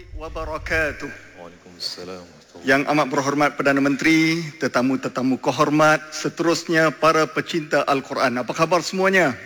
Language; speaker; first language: Malay; native; Malay